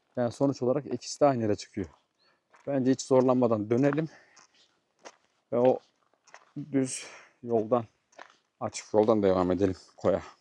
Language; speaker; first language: Turkish; native; Turkish